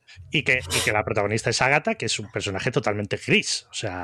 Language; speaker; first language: Spanish; native; Spanish